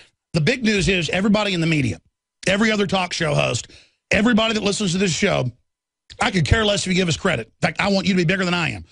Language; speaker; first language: English; native; English